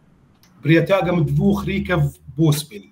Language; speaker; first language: Ukrainian; non-native, fluent; Arabic